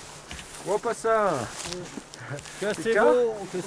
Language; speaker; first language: French; native; French